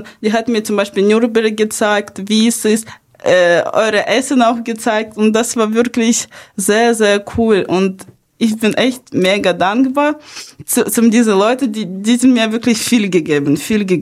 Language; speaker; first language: German; early bilingual, other home language; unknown